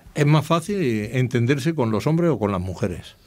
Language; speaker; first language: Spanish; native; Spanish